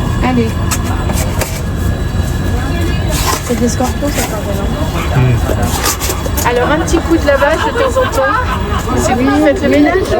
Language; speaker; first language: French; native; French